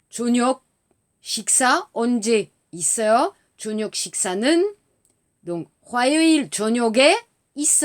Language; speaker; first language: Korean; non-native, learner; French